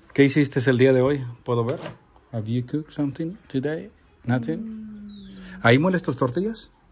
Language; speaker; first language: Spanish; native; Spanish